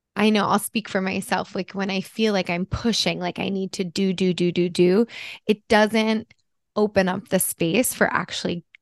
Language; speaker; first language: English; early bilingual, other home language; Italian